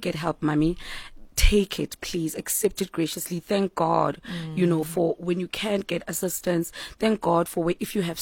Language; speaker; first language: English; non-native, local second language; Xhosa